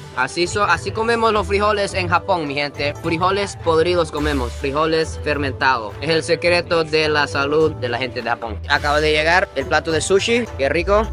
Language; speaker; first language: Spanish; non-native, fluent; Japanese